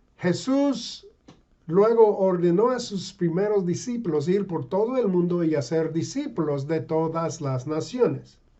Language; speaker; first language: Spanish; non-native, fluent; English